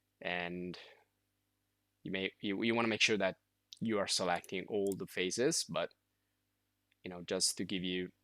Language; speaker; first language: English; non-native, fluent; Italian